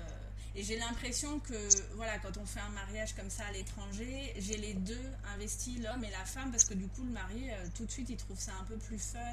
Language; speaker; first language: French; native; French